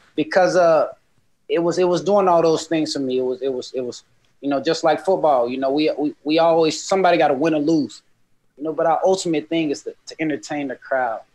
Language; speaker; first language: English; native; English